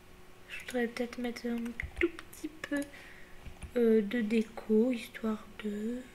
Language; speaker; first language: French; native; French